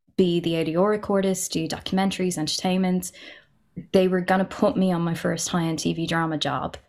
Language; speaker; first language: English; native; English